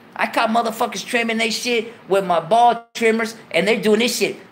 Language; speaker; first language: English; early bilingual, other home language; Spanish